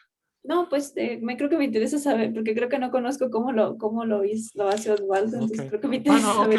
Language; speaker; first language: Spanish; native; Spanish